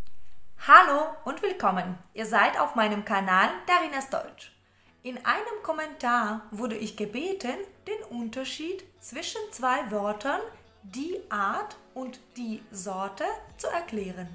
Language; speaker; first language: German; non-native, fluent; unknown